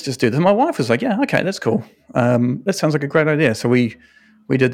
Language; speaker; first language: English; native; English